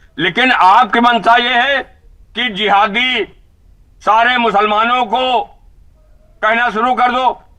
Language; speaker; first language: Hindi; native; Hindi